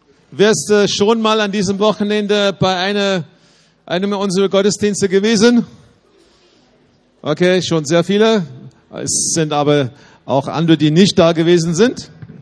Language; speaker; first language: German; native; German